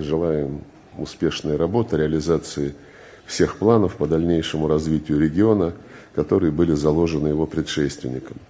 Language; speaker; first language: Russian; native; Russian